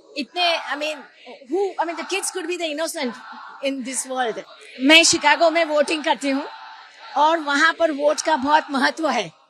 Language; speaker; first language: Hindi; non-native, local second language; Gujarati